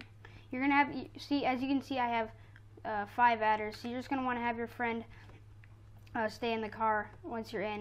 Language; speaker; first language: English; native; English